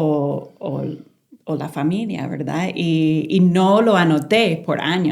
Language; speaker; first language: Spanish; non-native, fluent; English